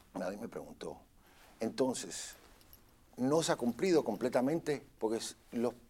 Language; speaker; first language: Spanish; native; Spanish